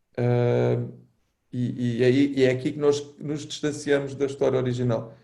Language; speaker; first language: Portuguese; native; Portuguese